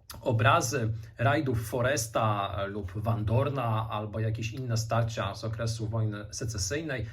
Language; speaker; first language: Polish; native; Polish